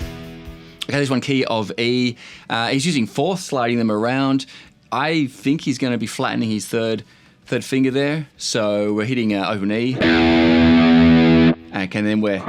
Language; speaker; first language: English; native; English